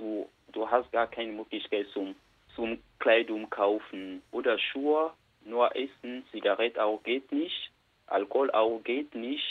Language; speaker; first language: German; non-native, learner; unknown